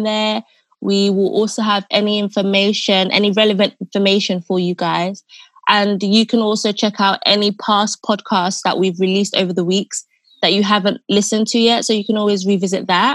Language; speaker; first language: English; non-native, local second language; Yoruba